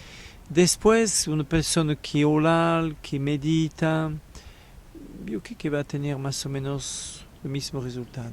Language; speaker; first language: Spanish; non-native, learner; French